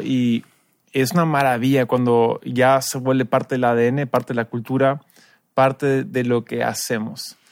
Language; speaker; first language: Spanish; early bilingual, other home language; English